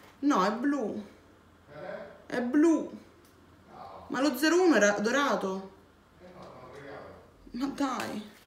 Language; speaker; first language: Italian; native; Italian